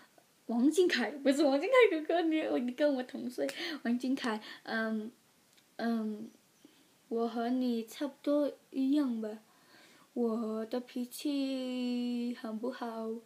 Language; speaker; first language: Chinese; early bilingual, heritage; Chinese